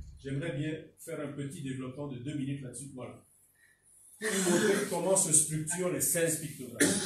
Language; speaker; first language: French; non-native, local second language; Fon